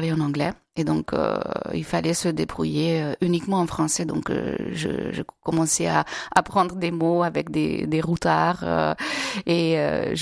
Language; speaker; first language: French; non-native, fluent; Hungarian